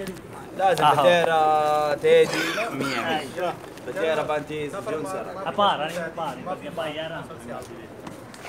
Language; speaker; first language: Arabic; non-native, learner; Urdu